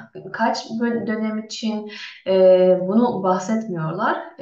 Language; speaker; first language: Turkish; non-native, fluent; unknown